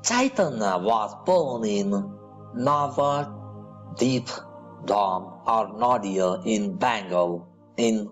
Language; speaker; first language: English; non-native, local second language; Kannada